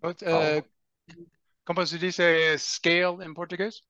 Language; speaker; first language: Portuguese; non-native, learner; English